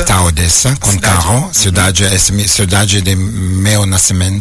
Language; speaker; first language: Portuguese; non-native, learner; Ukrainian